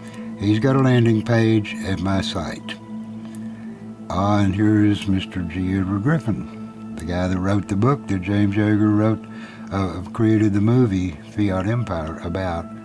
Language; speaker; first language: English; native; English